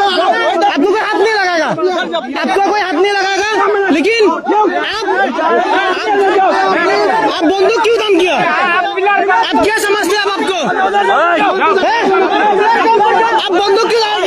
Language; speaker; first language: Hindi; non-native, learner; Bangla